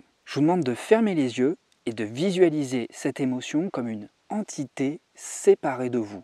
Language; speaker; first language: French; native; French